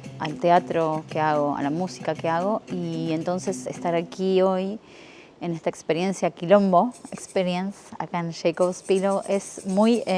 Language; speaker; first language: Spanish; native; Spanish